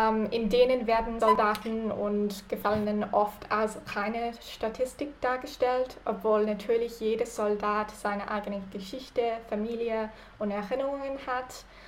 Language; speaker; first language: German; non-native, fluent; English